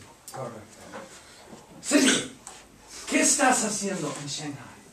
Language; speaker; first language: Spanish; non-native, fluent; English